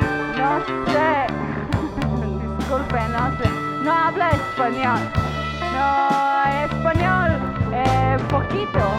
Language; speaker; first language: Spanish; non-native, learner; Hebrew